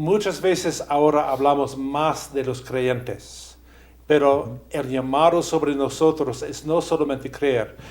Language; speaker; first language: Spanish; non-native, fluent; English